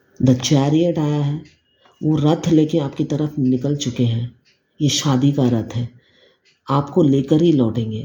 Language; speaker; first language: Hindi; native; Hindi